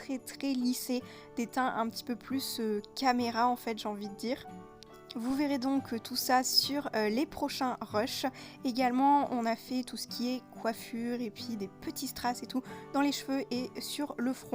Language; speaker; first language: French; native; French